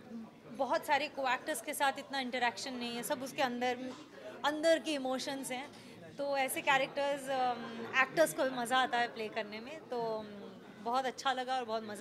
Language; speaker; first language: Hindi; non-native, local second language; Bangla